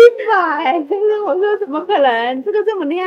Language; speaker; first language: Chinese; native; Chinese